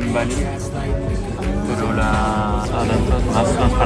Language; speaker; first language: Spanish; non-native, fluent; French